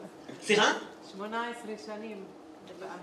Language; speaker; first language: Hebrew; non-native, local second language; Arabic